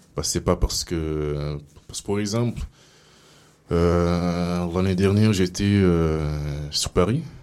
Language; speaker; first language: French; non-native, fluent; Portuguese